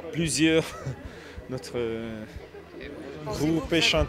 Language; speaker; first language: French; non-native, fluent; Italian